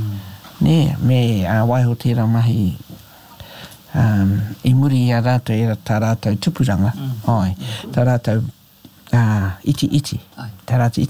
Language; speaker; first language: Māori; non-native, local second language; English